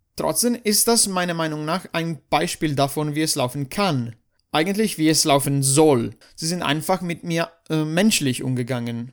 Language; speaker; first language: German; non-native, fluent; Italian